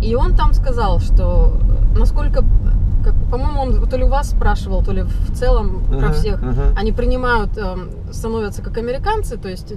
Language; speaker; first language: Russian; native; Russian